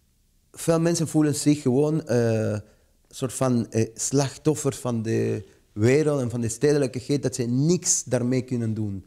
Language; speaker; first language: Dutch; non-native, fluent; Spanish